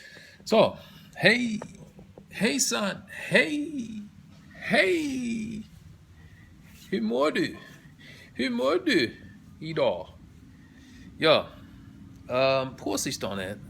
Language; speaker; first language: Swedish; non-native, learner; English